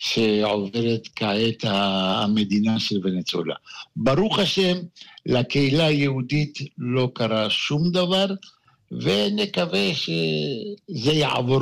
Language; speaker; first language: Hebrew; non-native, fluent; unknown